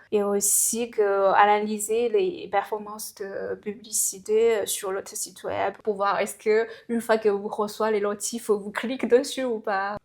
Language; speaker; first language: French; non-native, fluent; Chinese